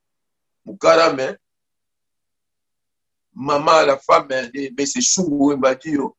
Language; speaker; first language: French; non-native, local second language; Lingala